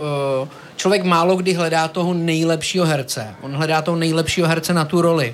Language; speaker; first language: Czech; native; Czech